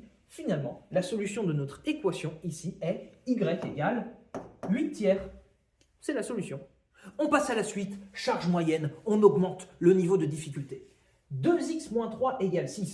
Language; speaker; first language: French; native; French